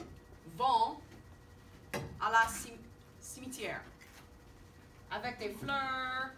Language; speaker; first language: French; non-native, fluent; English